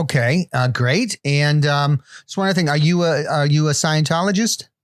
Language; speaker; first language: English; native; English